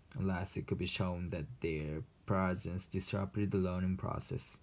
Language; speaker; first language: English; non-native, fluent; Japanese